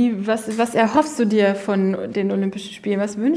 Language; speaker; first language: German; native; German